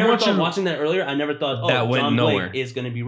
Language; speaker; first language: English; native; English